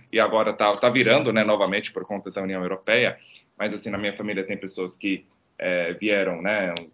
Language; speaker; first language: Portuguese; non-native, fluent; Croatian